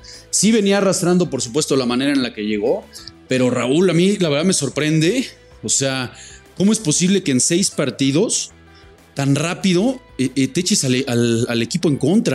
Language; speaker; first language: Spanish; native; Spanish